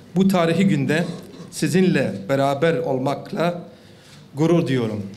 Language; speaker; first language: Turkish; non-native, learner; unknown